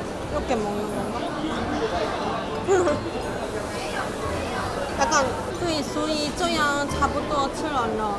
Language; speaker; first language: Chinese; non-native, fluent; Korean